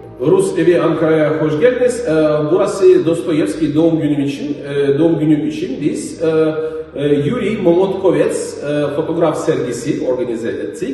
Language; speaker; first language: Turkish; non-native, learner; Russian